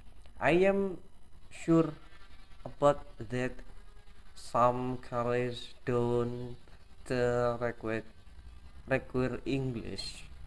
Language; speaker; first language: English; non-native, learner; Indonesian